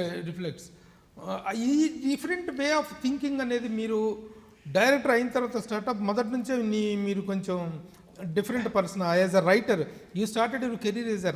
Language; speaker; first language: Telugu; native; Telugu